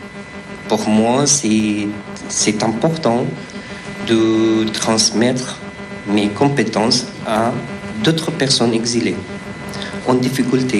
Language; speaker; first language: French; non-native, fluent; Persian